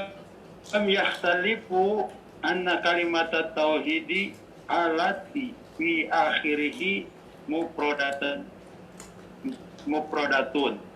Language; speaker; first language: Arabic; non-native, fluent; Indonesian